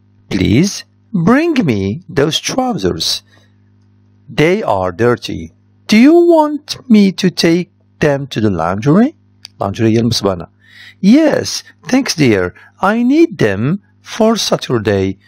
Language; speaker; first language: English; non-native, fluent; Arabic